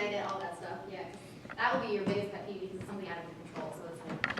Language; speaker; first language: English; native; English